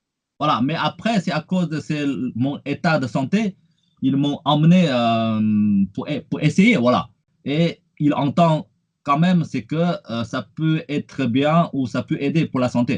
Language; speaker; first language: French; non-native, fluent; Chinese